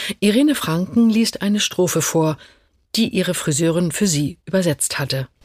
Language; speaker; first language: German; native; German